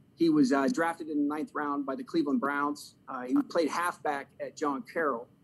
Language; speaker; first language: English; native; English